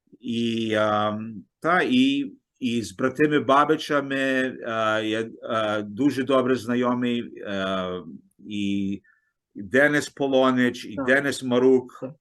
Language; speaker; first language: Ukrainian; early bilingual, heritage; Ukrainian